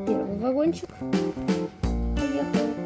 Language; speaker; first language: Russian; native; Russian